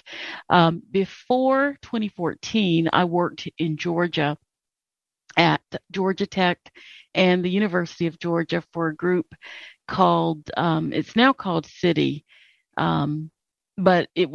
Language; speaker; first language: English; native; English